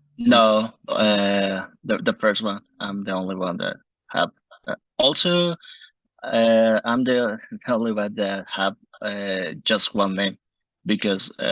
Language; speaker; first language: English; non-native, learner; Spanish